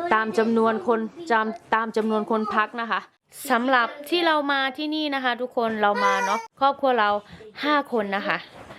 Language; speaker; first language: Thai; native; Thai